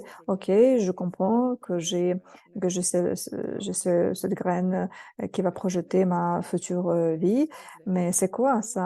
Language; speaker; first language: French; non-native, fluent; Russian